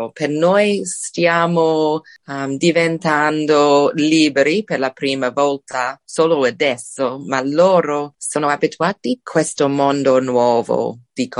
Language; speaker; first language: Italian; non-native, fluent; English